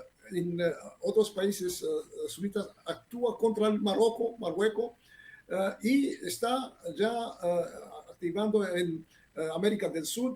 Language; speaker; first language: Spanish; non-native, fluent; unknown